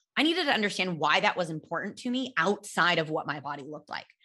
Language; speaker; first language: English; native; English